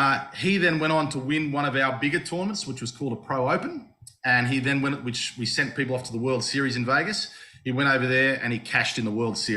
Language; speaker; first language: English; native; English